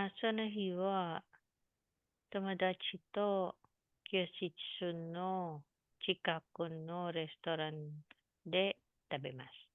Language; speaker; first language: Japanese; non-native, learner; Filipino